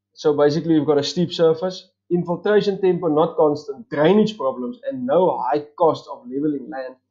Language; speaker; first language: English; non-native, local second language; Afrikaans